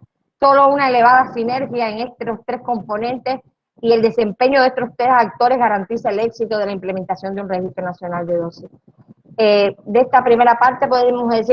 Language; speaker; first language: Spanish; native; Spanish